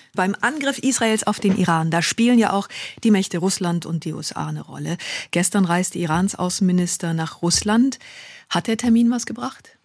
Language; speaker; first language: German; native; German